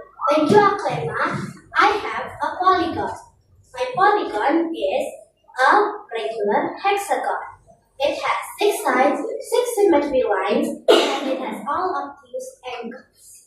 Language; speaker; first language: English; non-native, learner; Indonesian